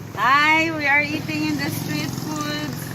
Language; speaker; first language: English; non-native, local second language; Filipino